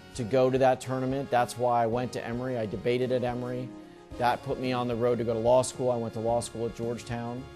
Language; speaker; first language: English; native; English